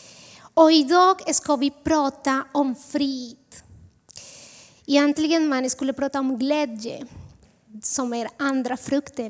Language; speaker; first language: Swedish; non-native, fluent; Spanish